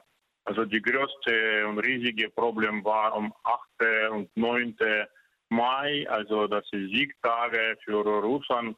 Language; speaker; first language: German; non-native, fluent; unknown